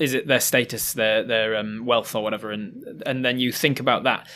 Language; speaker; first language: English; native; English